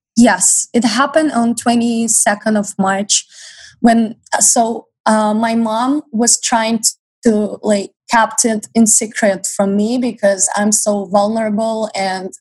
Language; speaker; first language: English; non-native, fluent; Ukrainian